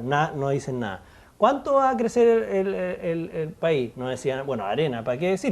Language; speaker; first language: Spanish; native; Spanish